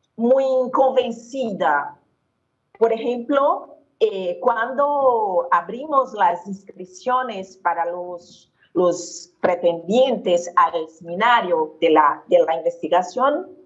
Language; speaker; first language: Spanish; non-native, fluent; Portuguese